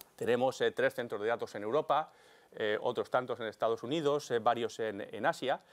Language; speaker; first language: Spanish; native; Spanish